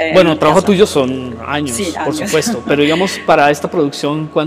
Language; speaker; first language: Spanish; native; Spanish